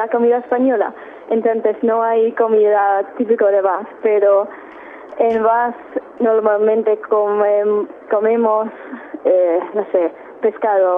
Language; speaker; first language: Spanish; non-native, learner; English